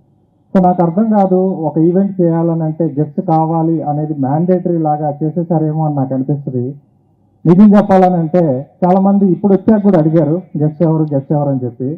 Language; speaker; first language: Telugu; native; Telugu